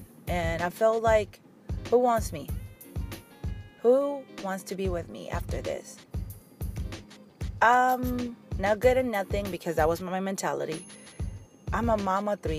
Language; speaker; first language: English; non-native, fluent; Spanish